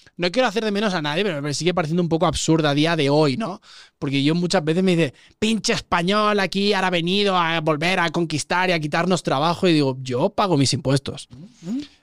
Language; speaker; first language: Spanish; native; Spanish